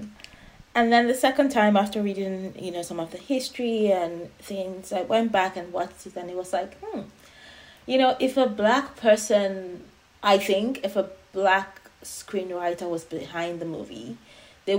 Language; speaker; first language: English; non-native, local second language; Yoruba